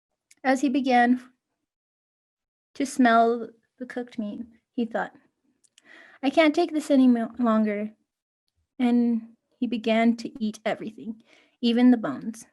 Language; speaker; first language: English; native; English